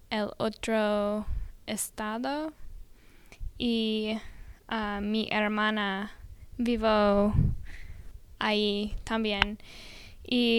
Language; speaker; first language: Spanish; non-native, learner; English